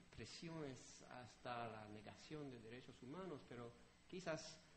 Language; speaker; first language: Spanish; non-native, fluent; French